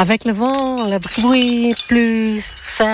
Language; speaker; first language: French; non-native, learner; Dutch